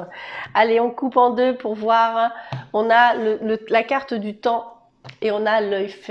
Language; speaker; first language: French; native; French